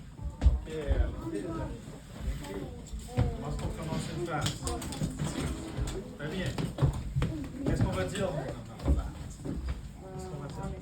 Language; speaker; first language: French; non-native, local second language; English